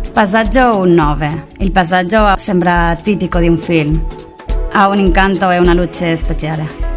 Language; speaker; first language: Italian; non-native, learner; Spanish